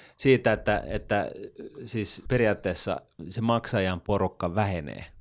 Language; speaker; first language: Finnish; native; Finnish